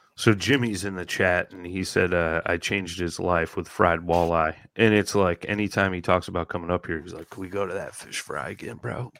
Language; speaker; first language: English; native; English